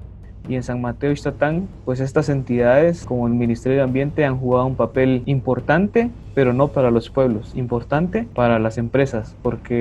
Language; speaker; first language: Spanish; native; Spanish